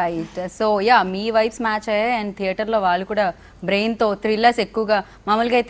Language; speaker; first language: Telugu; native; Telugu